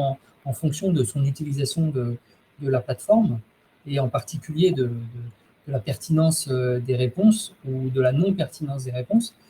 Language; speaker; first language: French; native; French